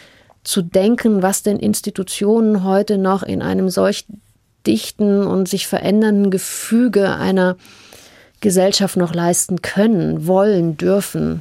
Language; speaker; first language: German; early bilingual, heritage; German